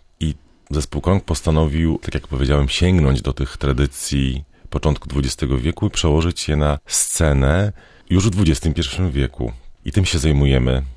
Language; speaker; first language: Polish; native; Polish